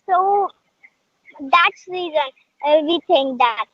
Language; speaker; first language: English; non-native, learner; Hindi